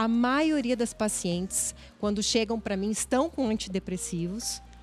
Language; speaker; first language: Portuguese; native; Portuguese